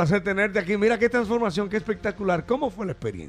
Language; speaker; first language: Spanish; native; Spanish